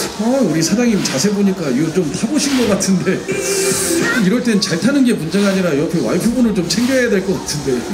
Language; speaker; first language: Korean; native; Korean